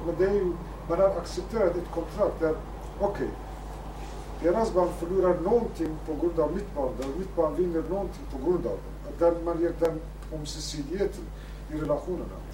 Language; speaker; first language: Swedish; non-native, fluent; Kurdish